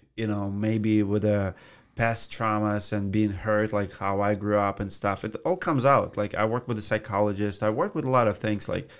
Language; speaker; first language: English; non-native, fluent; Russian